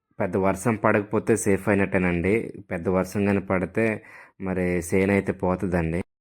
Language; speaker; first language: Telugu; non-native, local second language; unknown